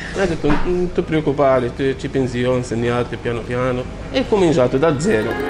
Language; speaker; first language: Italian; non-native, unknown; Arabic